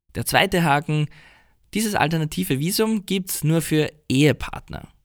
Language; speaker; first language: German; native; German